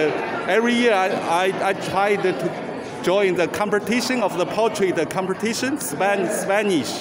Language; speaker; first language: English; non-native, learner; Chinese